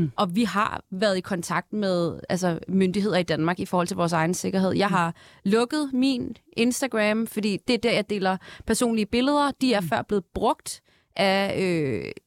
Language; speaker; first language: Danish; early bilingual, other home language; Persian